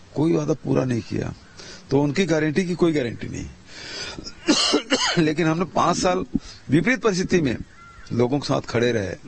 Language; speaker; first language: Hindi; native; Hindi